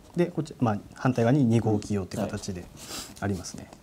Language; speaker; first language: Japanese; native; Japanese